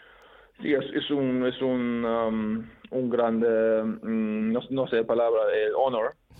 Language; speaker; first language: Spanish; non-native, learner; German